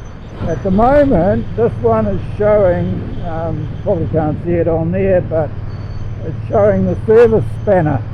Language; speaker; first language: English; native; English